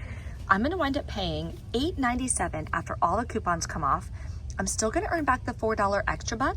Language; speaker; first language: English; native; English